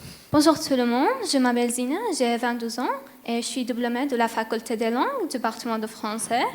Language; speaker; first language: French; non-native, learner; Arabic